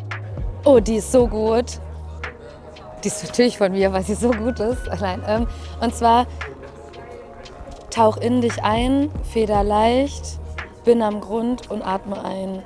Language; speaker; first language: German; native; German